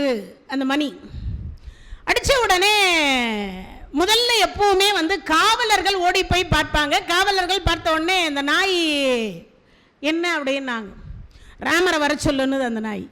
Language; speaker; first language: Tamil; native; Tamil